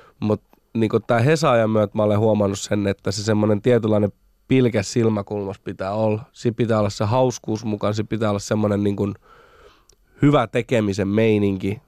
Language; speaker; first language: Finnish; early bilingual, other home language; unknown